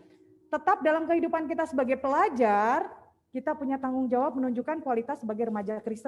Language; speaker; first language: Indonesian; native; Indonesian